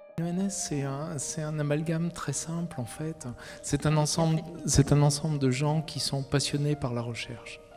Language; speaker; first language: French; native; French